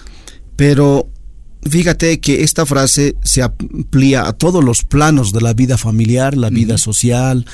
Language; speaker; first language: Spanish; native; Spanish